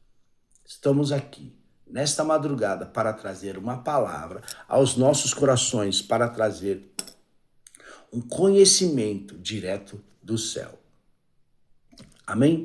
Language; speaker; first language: Portuguese; native; Portuguese